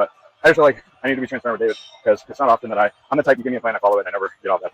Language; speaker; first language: English; native; English